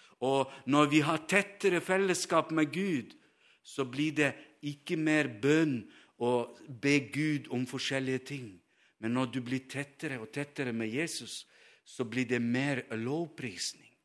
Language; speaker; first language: Norwegian; non-native, fluent; Ukrainian